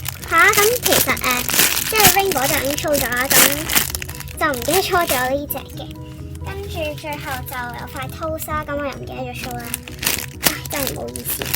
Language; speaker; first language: Cantonese; native; Cantonese